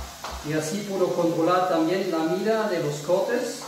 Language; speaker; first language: Spanish; non-native, fluent; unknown